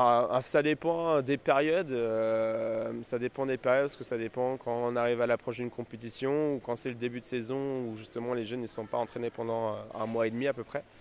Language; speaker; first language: French; native; French